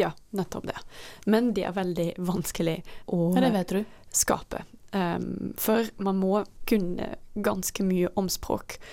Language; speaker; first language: Norwegian; non-native, fluent; Dutch